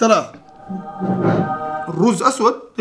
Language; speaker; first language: Arabic; native; Arabic